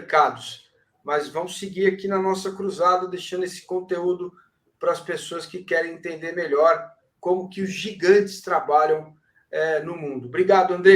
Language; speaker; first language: Portuguese; native; Portuguese